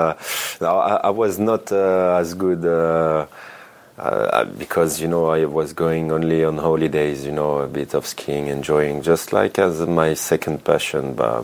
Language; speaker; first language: English; non-native, fluent; French